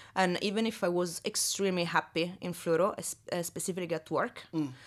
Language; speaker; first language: English; non-native, fluent; Italian